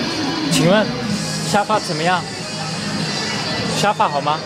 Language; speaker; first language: Chinese; non-native, fluent; Dutch